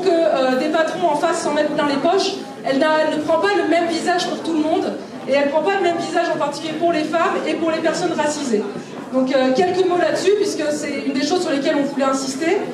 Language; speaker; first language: French; native; French